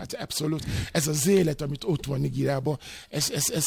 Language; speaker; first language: Hungarian; non-native, fluent; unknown